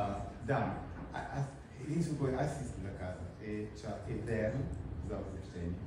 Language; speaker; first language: Bulgarian; early bilingual, heritage; English